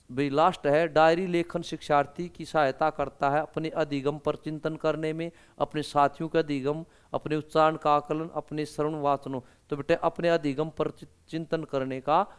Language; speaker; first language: Hindi; native; Hindi